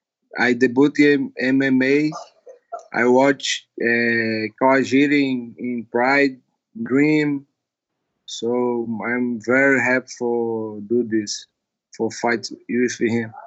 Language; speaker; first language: English; non-native, learner; Portuguese